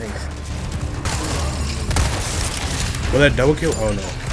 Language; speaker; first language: English; native; English